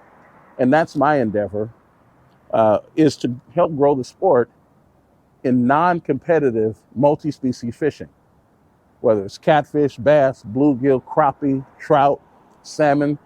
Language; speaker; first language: English; native; English